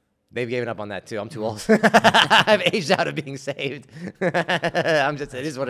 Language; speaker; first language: English; native; English